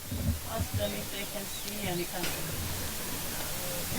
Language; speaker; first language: English; non-native, learner; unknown